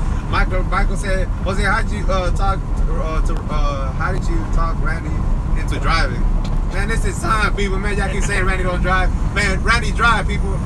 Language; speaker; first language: English; early bilingual, other home language; Spanish